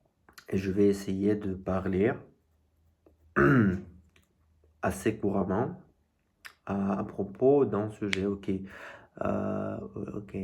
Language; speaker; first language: French; non-native, fluent; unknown